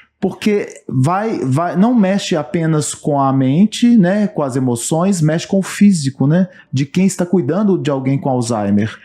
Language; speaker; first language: Portuguese; native; Portuguese